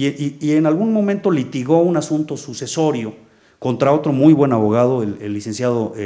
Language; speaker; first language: Spanish; native; Spanish